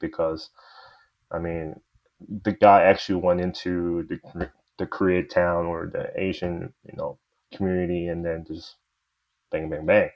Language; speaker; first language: English; native; English